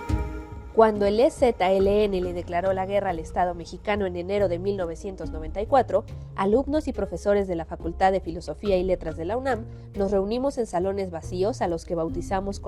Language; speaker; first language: Spanish; native; Spanish